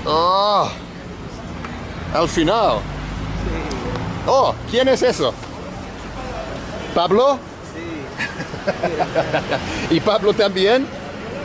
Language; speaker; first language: Spanish; non-native, learner; English